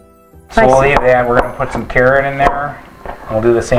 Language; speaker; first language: English; native; English